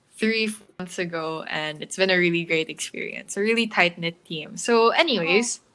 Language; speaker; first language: English; non-native, local second language; Filipino